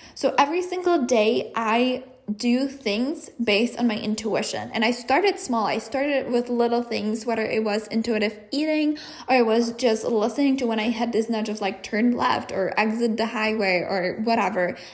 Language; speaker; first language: English; non-native, fluent; Czech